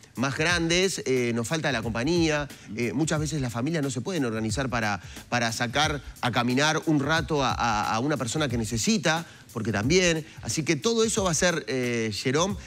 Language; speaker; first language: Spanish; native; Spanish